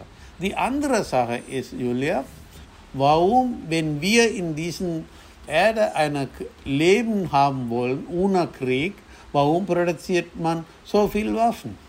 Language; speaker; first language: German; non-native, fluent; Tamil